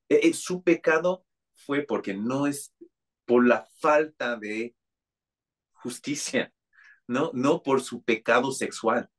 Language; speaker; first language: Spanish; non-native, fluent; English